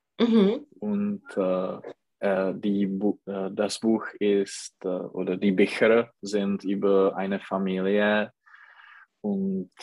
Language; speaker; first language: German; non-native, learner; Czech